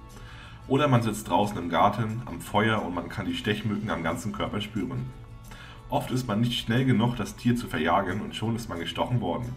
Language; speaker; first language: German; native; German